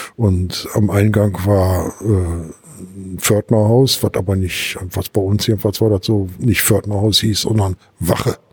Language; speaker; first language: German; native; German